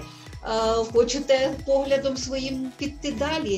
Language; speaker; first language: Ukrainian; native; Ukrainian